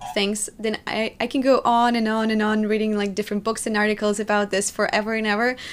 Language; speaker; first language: English; non-native, fluent; Russian